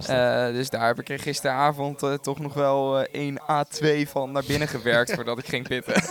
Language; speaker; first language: Dutch; native; Dutch